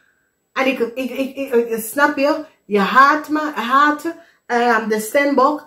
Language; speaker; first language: Dutch; non-native, fluent; English